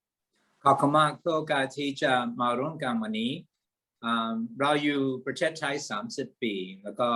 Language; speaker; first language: Thai; non-native, fluent; English